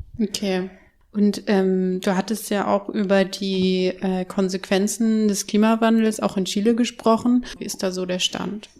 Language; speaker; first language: German; native; German